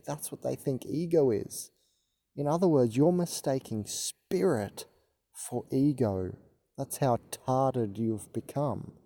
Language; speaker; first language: English; native; English